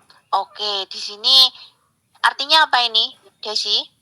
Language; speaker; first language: Indonesian; native; Indonesian